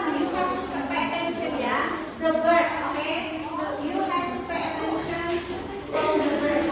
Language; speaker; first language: English; non-native, learner; Indonesian